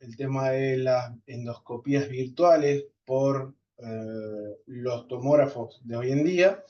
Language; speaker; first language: Spanish; native; Spanish